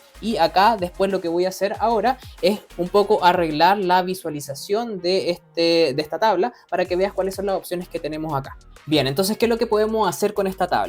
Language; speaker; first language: Spanish; native; Spanish